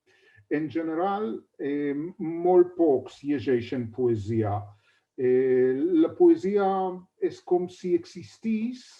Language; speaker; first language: Catalan; non-native, fluent; Hebrew